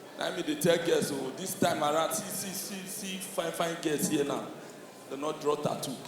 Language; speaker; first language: Nigerian Pidgin; native; Nigerian Pidgin